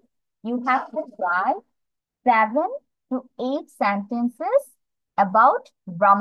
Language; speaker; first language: English; non-native, fluent; Bangla